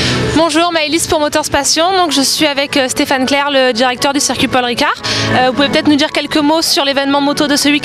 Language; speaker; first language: French; native; French